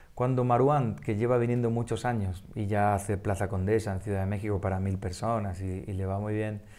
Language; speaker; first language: Spanish; native; Spanish